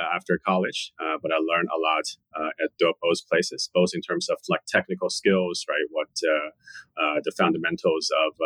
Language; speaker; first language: English; non-native, fluent; Chinese